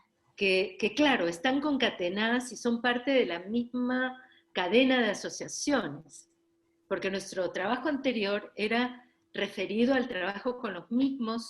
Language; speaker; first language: Spanish; native; Spanish